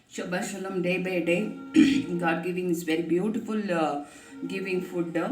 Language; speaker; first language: English; non-native, local second language; Kannada